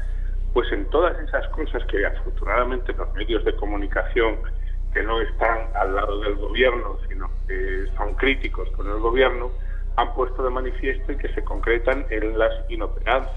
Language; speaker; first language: Spanish; native; Spanish